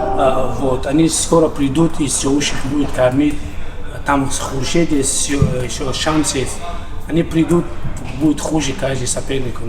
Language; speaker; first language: Russian; non-native, local second language; Tajik